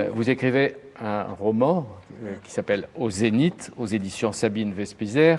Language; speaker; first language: French; native; French